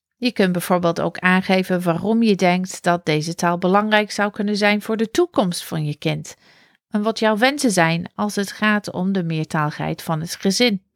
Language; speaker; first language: Dutch; non-native, fluent; English